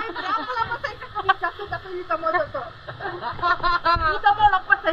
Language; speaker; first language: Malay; non-native, local second language; Tamil